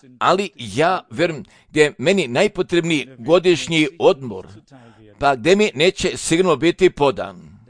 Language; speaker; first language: Croatian; non-native, fluent; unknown